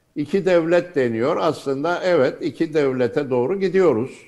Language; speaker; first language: Turkish; native; Turkish